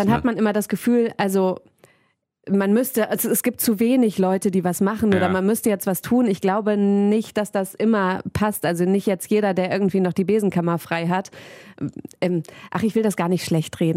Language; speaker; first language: German; native; German